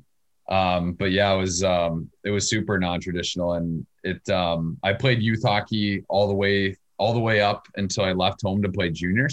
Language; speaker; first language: English; native; English